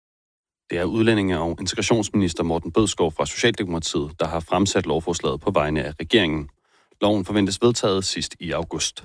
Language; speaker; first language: Danish; native; Danish